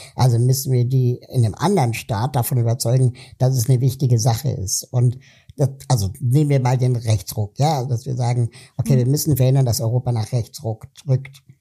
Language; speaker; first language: German; native; German